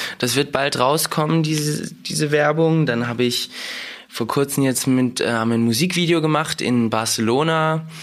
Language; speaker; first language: German; early bilingual, other home language; Russian